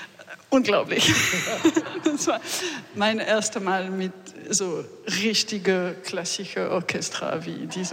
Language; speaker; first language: German; non-native, learner; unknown